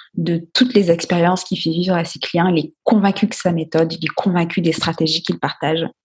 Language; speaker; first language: French; native; French